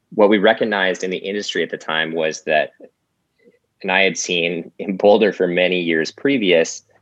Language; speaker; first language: English; native; English